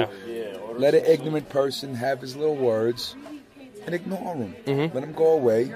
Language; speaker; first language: English; native; English